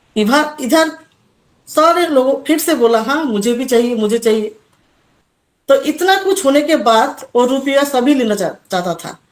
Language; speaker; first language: Hindi; non-native, local second language; Assamese